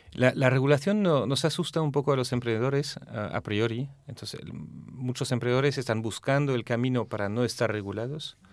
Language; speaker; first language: Spanish; non-native, fluent; French